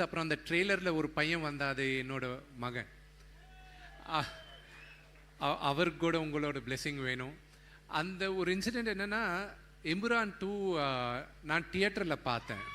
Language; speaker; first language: Tamil; non-native, local second language; Telugu